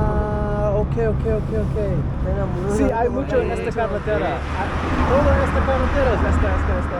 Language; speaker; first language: Spanish; non-native, learner; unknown